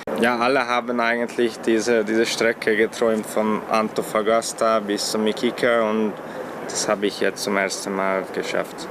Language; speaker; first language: German; non-native, fluent; Hungarian